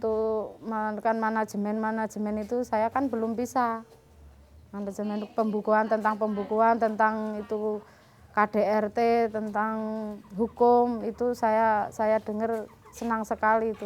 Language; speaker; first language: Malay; non-native, local second language; Javanese